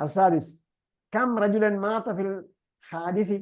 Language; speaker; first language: Arabic; non-native, learner; Malayalam